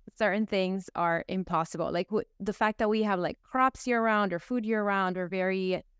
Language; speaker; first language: English; early bilingual, other home language; Spanish